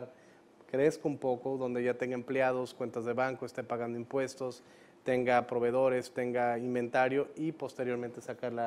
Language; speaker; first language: Spanish; native; Spanish